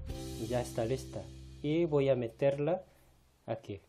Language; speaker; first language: Spanish; non-native, fluent; Korean